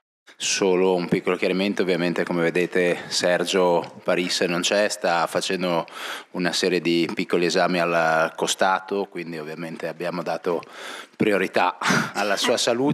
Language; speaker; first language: Italian; native; Italian